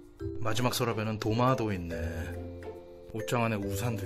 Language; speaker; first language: Korean; native; Korean